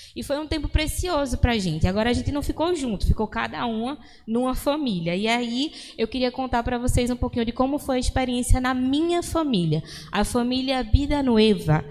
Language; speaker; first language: Portuguese; native; Portuguese